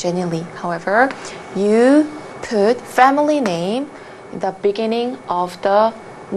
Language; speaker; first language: English; non-native, fluent; Korean